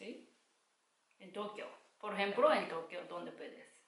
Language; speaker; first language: Spanish; non-native, learner; Japanese